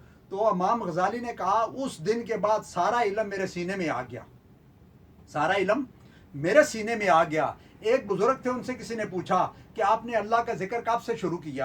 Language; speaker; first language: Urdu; non-native, local second language; Punjabi